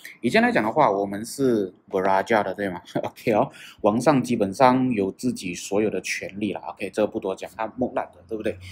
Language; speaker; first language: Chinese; native; Chinese